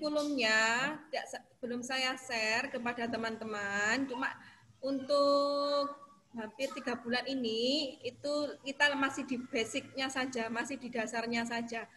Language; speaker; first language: Indonesian; native; Indonesian